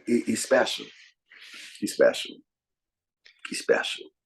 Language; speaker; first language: English; native; English